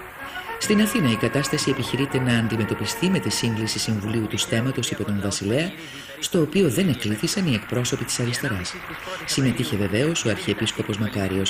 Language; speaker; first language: Greek; native; Greek